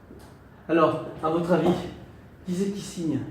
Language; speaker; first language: French; non-native, fluent; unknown